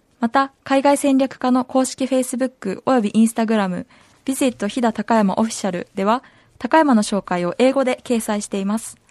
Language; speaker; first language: Japanese; native; Japanese